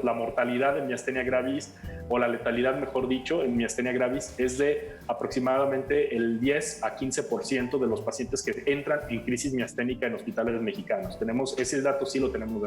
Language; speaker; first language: Spanish; native; Spanish